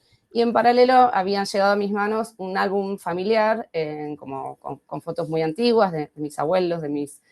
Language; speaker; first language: Spanish; native; Spanish